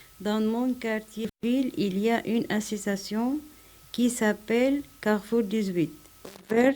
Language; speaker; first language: French; non-native, learner; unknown